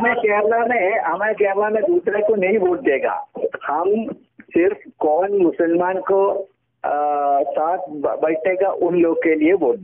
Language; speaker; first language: Hindi; non-native, local second language; Malayalam